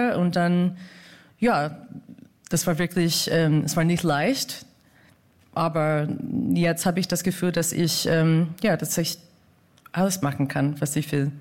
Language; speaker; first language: German; non-native, fluent; English